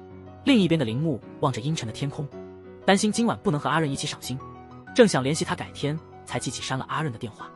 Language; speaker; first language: Chinese; native; Chinese